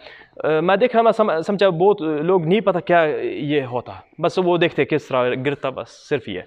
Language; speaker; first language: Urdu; non-native, local second language; Punjabi